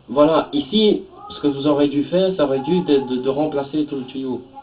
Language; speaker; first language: French; native; French